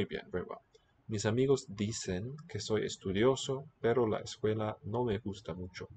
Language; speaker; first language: Spanish; non-native, learner; English